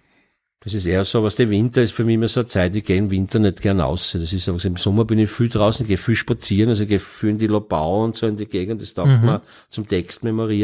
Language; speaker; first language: German; native; German